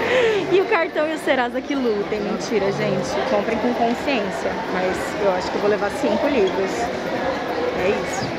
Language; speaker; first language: Portuguese; native; Portuguese